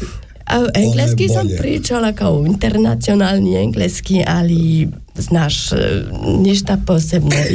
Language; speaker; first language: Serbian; non-native, learner; French